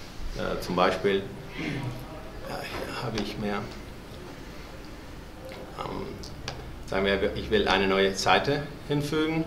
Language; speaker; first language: German; non-native, fluent; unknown